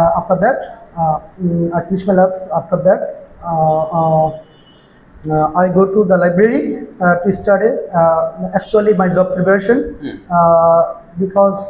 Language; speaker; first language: English; non-native, learner; Bangla